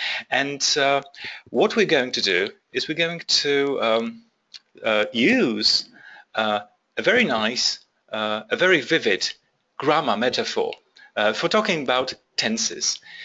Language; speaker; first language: English; non-native, fluent; Polish